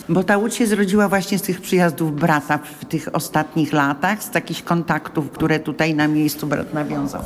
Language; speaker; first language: Polish; native; Polish